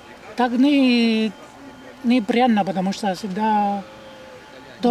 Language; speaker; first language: Russian; non-native, learner; Spanish